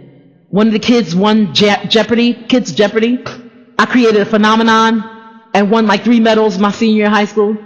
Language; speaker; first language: English; native; English